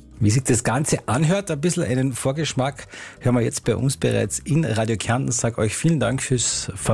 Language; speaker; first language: German; native; German